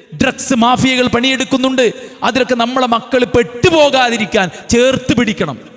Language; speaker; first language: Malayalam; native; Malayalam